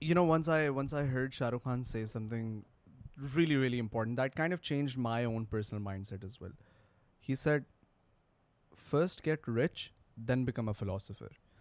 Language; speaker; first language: Hindi; native; Hindi